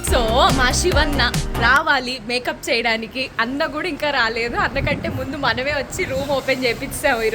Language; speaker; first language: Telugu; native; Telugu